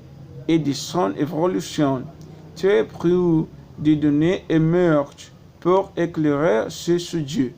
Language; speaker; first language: French; non-native, learner; Spanish